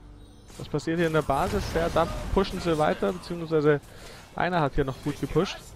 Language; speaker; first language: German; native; German